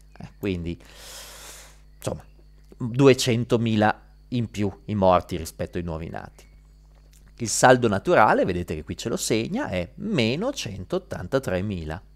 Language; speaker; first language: Italian; native; Italian